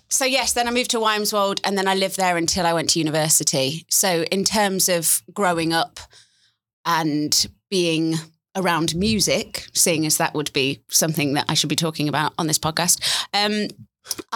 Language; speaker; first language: English; native; English